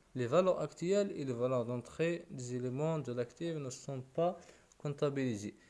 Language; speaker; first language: French; non-native, local second language; Arabic